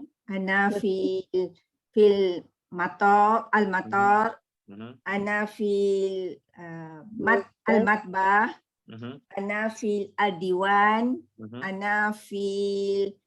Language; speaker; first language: Arabic; non-native, learner; Malay